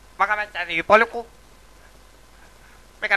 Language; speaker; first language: Finnish; non-native, learner; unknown